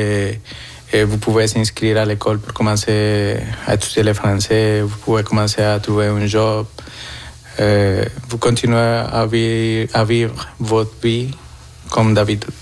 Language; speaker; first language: French; non-native, fluent; Spanish